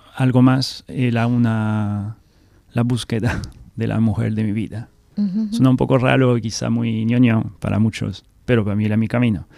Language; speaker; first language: Spanish; non-native, fluent; French